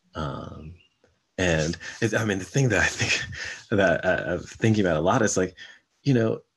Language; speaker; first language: English; native; English